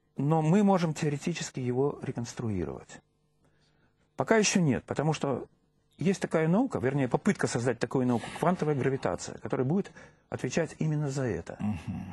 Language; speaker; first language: Russian; native; Russian